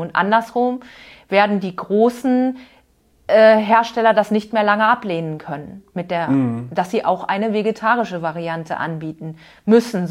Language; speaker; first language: German; native; German